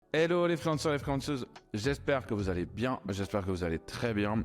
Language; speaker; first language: French; native; French